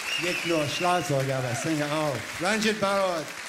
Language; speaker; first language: German; non-native, learner; English